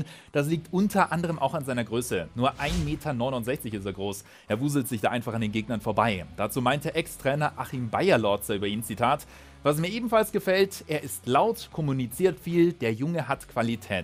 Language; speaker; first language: German; native; German